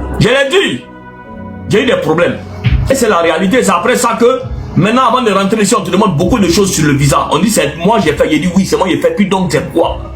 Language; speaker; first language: French; non-native, local second language; Arabic